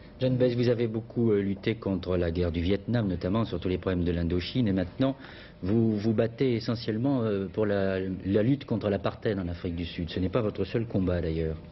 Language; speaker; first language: French; native; French